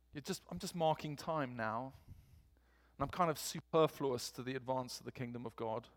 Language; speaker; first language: English; native; English